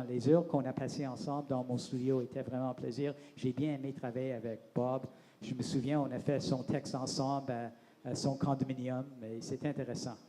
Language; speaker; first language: French; non-native, local second language; English